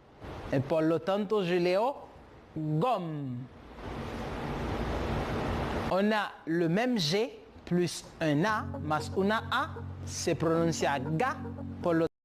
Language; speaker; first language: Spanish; non-native, fluent; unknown